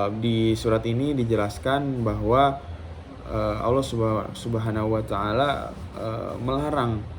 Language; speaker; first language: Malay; non-native, local second language; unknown